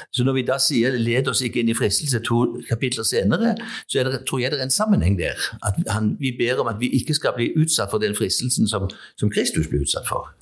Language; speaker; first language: Norwegian; native; Norwegian